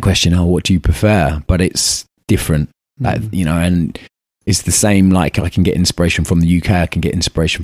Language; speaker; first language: English; native; English